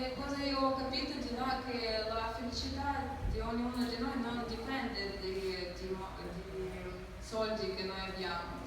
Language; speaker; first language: Italian; non-native, learner; Ukrainian